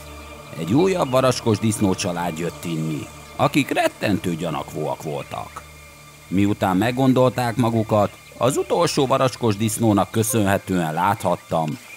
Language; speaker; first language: Hungarian; native; Hungarian